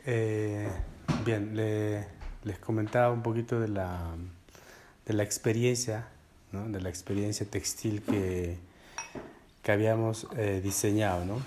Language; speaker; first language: Spanish; non-native, local second language; Quechua